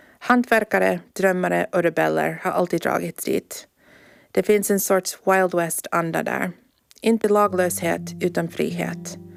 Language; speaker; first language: Swedish; early bilingual, heritage; Swedish